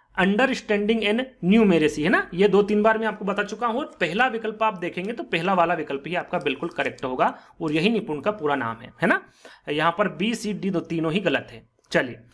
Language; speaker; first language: Hindi; native; Hindi